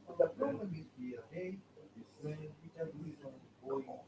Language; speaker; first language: English; non-native, learner; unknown